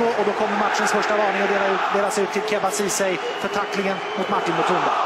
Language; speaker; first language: Swedish; native; Swedish